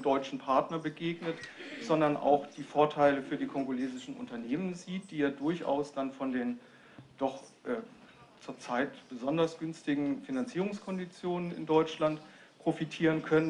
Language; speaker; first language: German; native; German